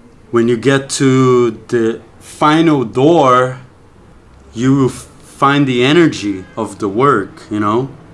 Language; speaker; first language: English; non-native, fluent; Portuguese